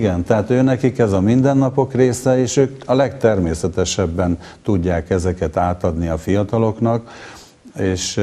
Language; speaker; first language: Hungarian; native; Hungarian